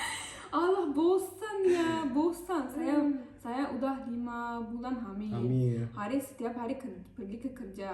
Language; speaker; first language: Indonesian; non-native, learner; Turkish